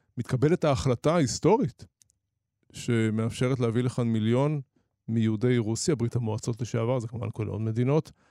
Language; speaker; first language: Hebrew; native; Hebrew